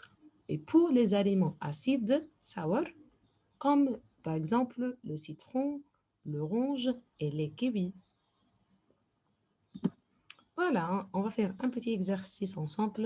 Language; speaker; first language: French; non-native, fluent; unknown